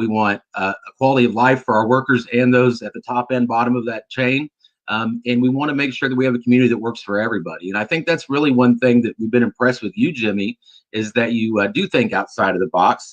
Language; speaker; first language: English; native; English